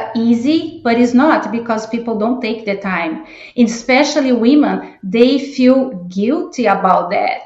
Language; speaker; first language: English; non-native, fluent; Portuguese